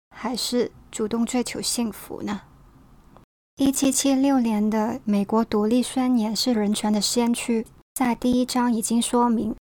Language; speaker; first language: Chinese; non-native, local second language; Cantonese